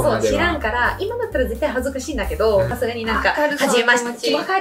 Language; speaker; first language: Japanese; non-native, fluent; Italian